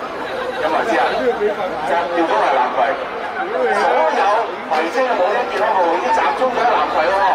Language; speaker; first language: Chinese; native; Chinese